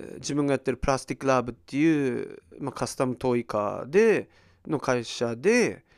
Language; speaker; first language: Japanese; early bilingual, heritage; Japanese